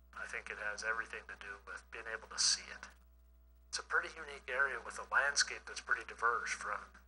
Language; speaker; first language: English; native; English